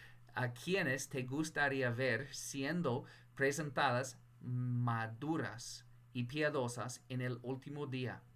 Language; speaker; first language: Spanish; non-native, fluent; English